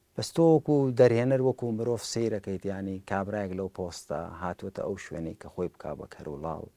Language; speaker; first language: Central Kurdish; early bilingual, heritage; Central Kurdish